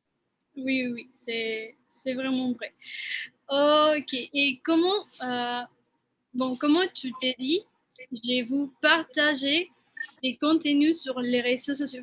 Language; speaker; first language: French; non-native, fluent; Spanish